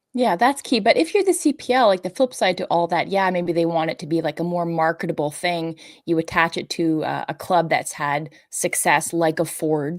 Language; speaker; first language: English; native; English